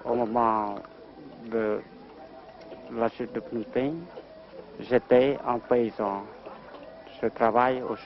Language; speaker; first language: French; non-native, local second language; Khmer